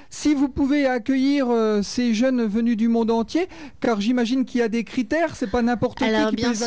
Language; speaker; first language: French; native; French